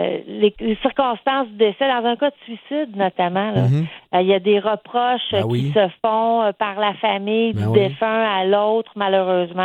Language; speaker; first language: French; native; French